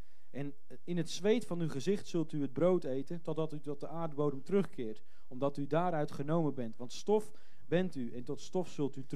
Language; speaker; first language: Dutch; native; Dutch